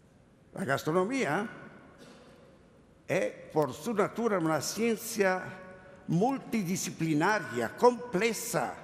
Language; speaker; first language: Spanish; non-native, learner; Italian